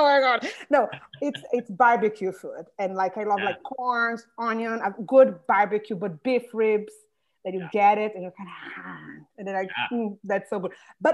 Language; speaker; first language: English; non-native, fluent; Portuguese